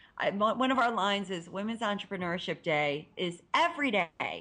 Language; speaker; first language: English; native; English